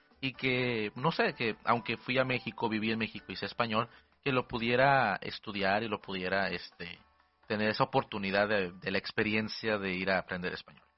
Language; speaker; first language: Spanish; early bilingual, heritage; Spanish